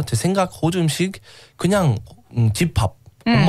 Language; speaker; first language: Korean; non-native, learner; English